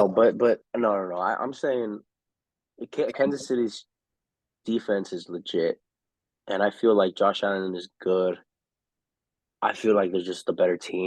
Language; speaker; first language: English; native; English